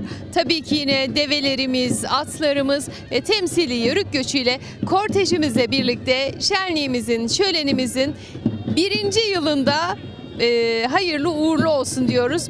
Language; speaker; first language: Turkish; native; Turkish